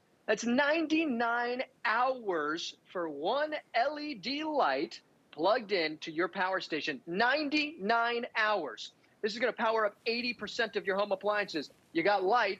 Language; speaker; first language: English; native; English